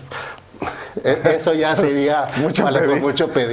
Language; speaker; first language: Spanish; native; Spanish